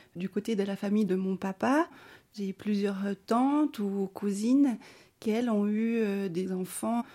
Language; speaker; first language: French; early bilingual, other home language; Spanish